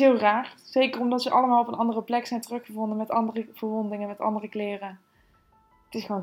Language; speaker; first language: Dutch; native; Dutch